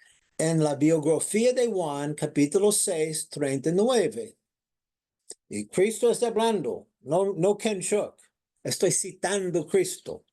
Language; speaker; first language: Spanish; non-native, fluent; English